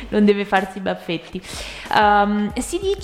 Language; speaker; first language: Italian; native; Italian